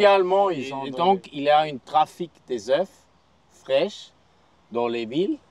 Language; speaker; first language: French; non-native, local second language; German